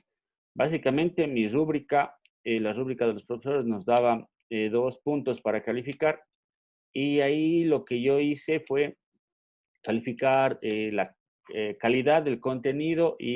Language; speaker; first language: Spanish; native; Spanish